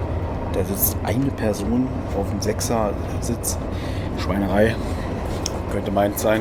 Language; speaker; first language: German; native; German